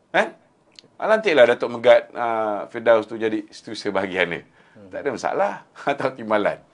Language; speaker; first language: Malay; native; Malay